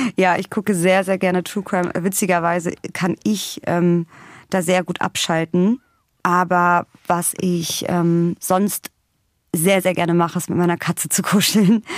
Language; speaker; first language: German; early bilingual, other home language; Russian